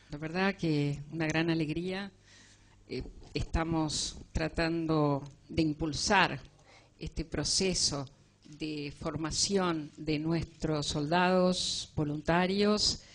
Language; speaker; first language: Spanish; native; Spanish